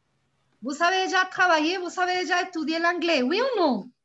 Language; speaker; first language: French; non-native, fluent; Spanish